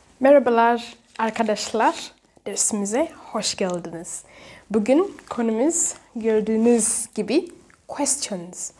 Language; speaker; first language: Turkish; non-native, fluent; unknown